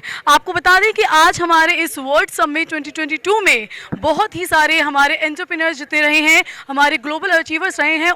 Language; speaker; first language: Hindi; native; Hindi